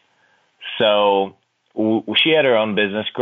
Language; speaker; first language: English; native; English